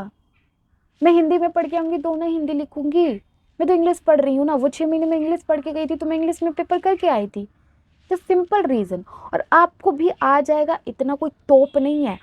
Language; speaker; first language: Hindi; native; Hindi